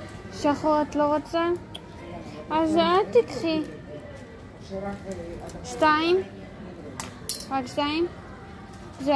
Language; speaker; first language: Hebrew; early bilingual, other home language; Russian